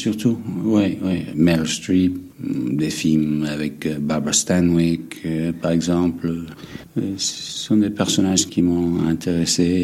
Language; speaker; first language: French; non-native, fluent; English